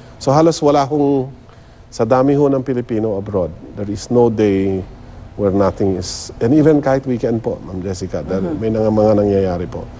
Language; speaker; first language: Filipino; non-native, local second language; Cebuano